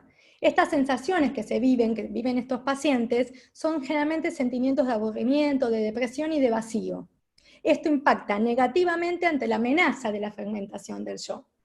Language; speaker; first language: Spanish; native; Spanish